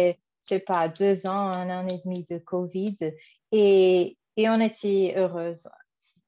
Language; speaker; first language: French; non-native, fluent; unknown